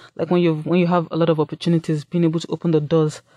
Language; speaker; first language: English; non-native, local second language; Yoruba